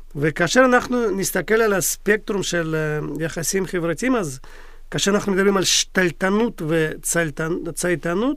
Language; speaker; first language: Hebrew; non-native, fluent; Russian